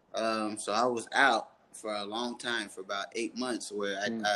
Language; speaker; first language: English; early bilingual, other home language; French